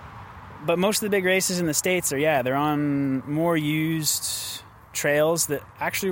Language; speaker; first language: English; native; English